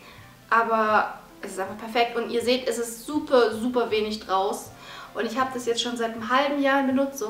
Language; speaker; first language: German; native; German